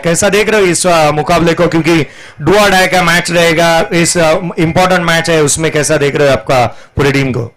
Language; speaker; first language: Hindi; non-native, local second language; Marathi